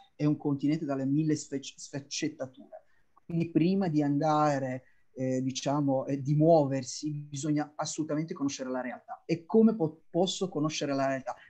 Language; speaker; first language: Italian; native; Italian